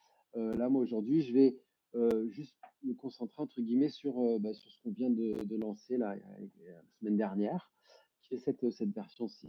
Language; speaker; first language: French; native; French